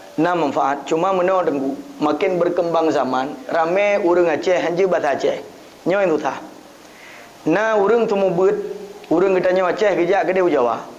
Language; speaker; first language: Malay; non-native, local second language; Achinese